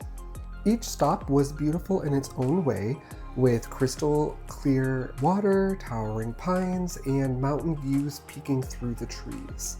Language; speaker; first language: English; native; English